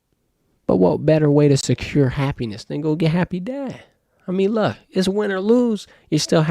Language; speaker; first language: English; native; English